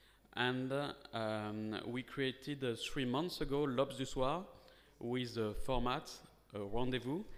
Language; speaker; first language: English; non-native, fluent; French